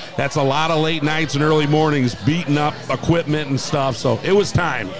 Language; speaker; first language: English; native; English